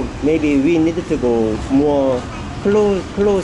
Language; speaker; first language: English; non-native, learner; Korean